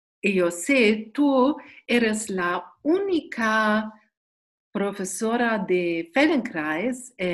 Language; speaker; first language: Spanish; non-native, learner; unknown